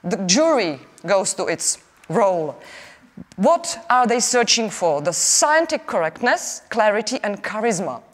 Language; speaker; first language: English; non-native, fluent; Czech